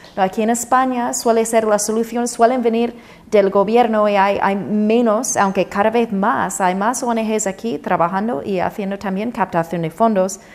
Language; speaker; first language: Spanish; non-native, fluent; English